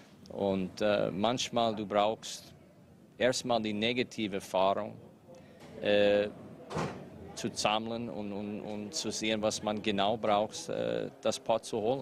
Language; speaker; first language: German; non-native, fluent; English